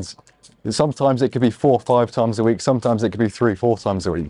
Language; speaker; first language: English; native; English